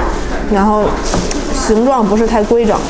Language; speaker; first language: Chinese; native; Chinese